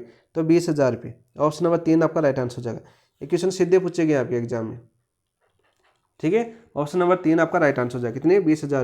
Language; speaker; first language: Hindi; native; Hindi